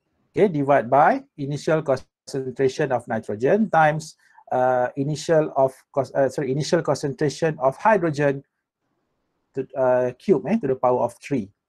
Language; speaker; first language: English; non-native, local second language; Malay